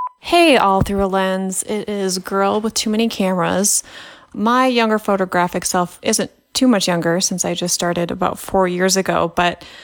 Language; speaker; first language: English; native; English